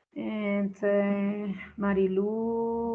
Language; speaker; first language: English; non-native, fluent; Spanish